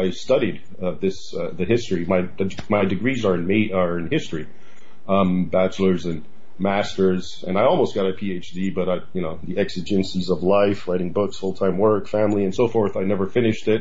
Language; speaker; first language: English; native; English